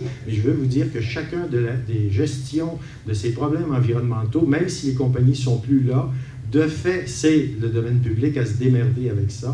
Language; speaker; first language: French; native; French